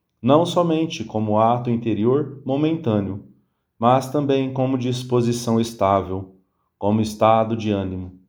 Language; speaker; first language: Portuguese; native; Portuguese